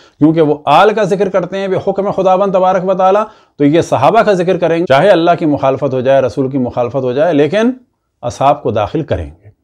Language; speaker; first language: Urdu; native; Urdu